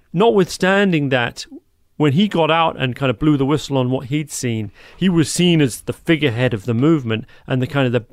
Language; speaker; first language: English; native; English